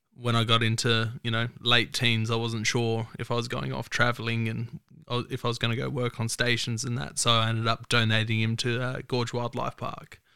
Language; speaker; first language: English; native; English